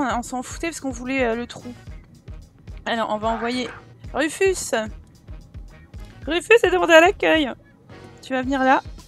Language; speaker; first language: French; native; French